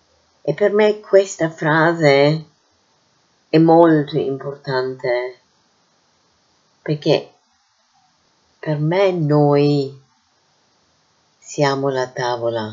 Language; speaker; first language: Italian; non-native, fluent; English